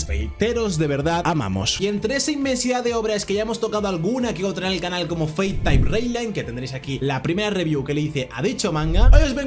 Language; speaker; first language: Spanish; native; Spanish